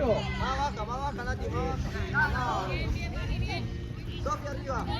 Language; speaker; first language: Spanish; native; Spanish